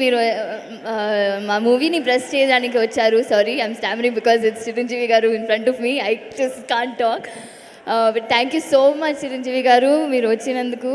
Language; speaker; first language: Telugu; non-native, local second language; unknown